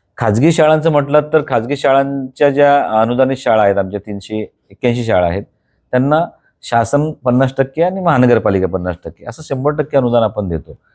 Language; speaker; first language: Marathi; non-native, local second language; Bhili